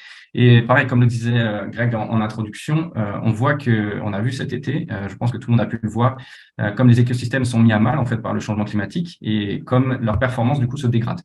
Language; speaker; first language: French; native; French